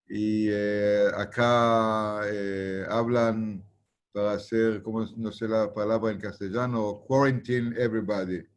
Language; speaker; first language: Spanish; early bilingual, heritage; Spanish